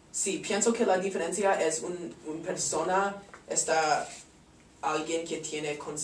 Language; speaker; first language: Spanish; non-native, learner; English